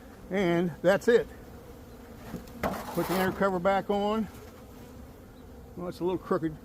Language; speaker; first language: English; native; English